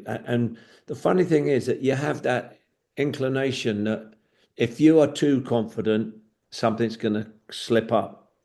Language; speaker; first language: English; native; English